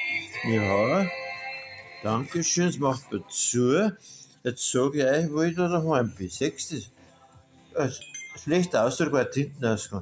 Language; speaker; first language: German; native; German